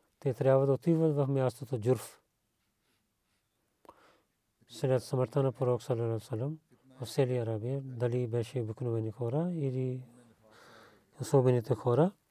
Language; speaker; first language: Bulgarian; non-native, learner; Urdu